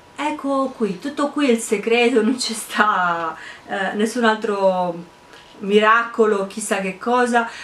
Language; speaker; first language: Italian; non-native, fluent; Romanian